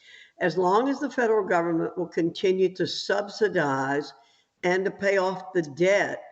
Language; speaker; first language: English; native; English